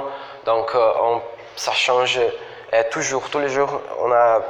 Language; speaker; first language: French; non-native, fluent; Portuguese